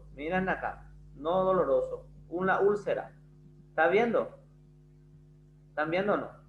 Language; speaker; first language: Spanish; non-native, fluent; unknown